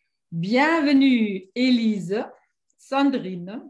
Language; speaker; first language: French; non-native, fluent; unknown